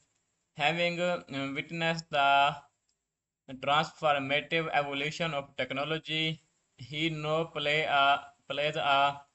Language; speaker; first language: English; non-native, learner; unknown